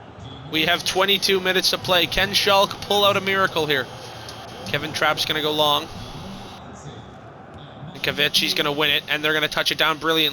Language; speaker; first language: English; native; English